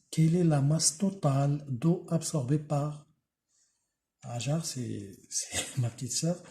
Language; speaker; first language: French; non-native, local second language; Arabic